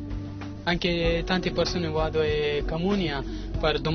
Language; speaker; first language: Italian; non-native, learner; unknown